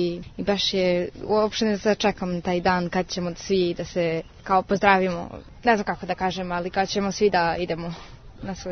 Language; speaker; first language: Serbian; early bilingual, heritage; Serbian